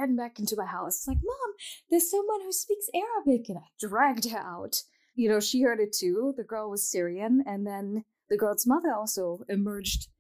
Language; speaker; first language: English; non-native, fluent; Arabic